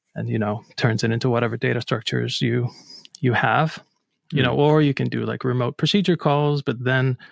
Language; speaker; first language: English; non-native, fluent; Icelandic